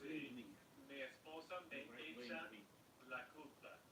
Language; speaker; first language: Spanish; non-native, learner; English